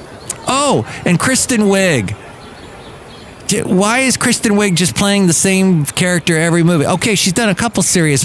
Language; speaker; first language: English; native; English